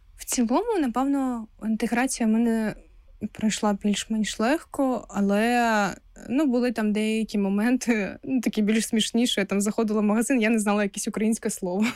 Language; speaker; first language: Ukrainian; non-native, local second language; Russian